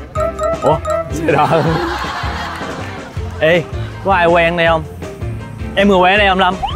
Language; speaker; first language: Vietnamese; native; Vietnamese